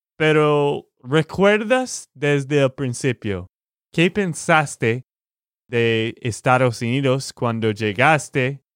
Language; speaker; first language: Spanish; non-native, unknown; English